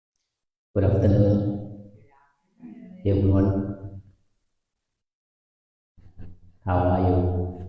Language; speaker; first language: English; non-native, fluent; Lao